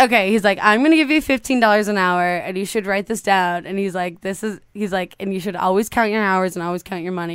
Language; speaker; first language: English; native; English